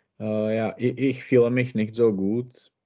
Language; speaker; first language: German; non-native, learner; Czech